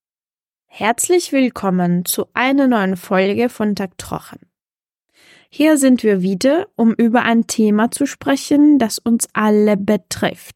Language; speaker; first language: German; non-native, fluent; Czech